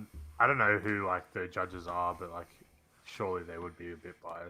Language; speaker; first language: English; native; English